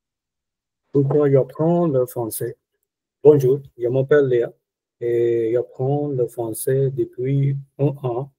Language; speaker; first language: French; non-native, learner; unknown